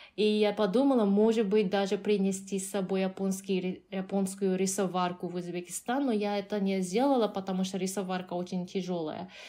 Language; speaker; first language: Russian; non-native, fluent; Japanese